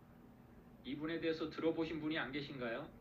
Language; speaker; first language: Korean; native; Korean